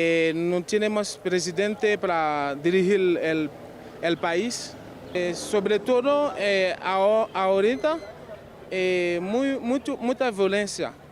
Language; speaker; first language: Spanish; non-native, local second language; Haitian Creole